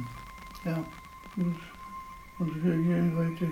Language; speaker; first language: German; non-native, fluent; Polish